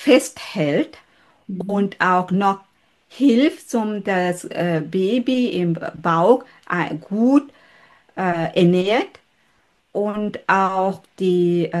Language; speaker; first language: German; non-native, fluent; Sinhala